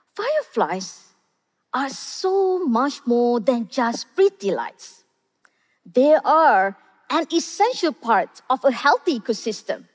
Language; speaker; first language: English; non-native, local second language; Malay